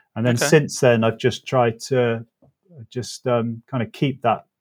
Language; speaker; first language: English; native; English